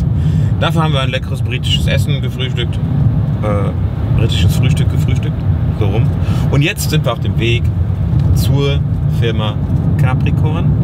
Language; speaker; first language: German; native; German